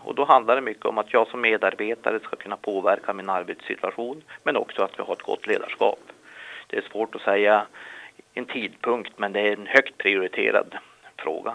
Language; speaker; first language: Swedish; native; Swedish